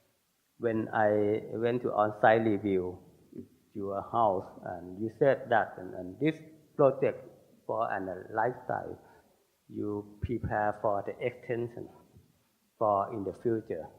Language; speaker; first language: English; non-native, learner; Thai